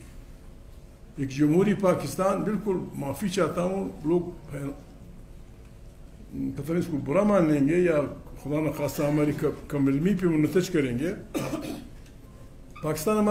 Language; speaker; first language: Urdu; non-native, local second language; Pashto